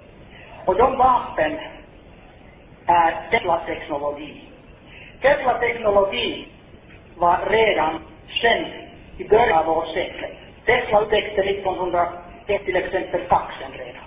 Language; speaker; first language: Swedish; non-native, fluent; Finnish